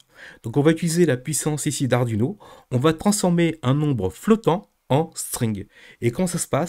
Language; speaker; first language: French; native; French